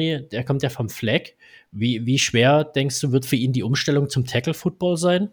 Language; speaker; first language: German; native; German